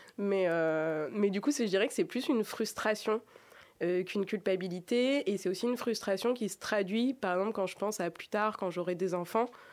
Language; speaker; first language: French; native; French